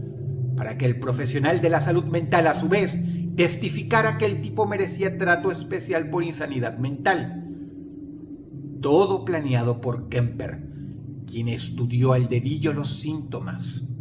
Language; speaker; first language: Spanish; native; Spanish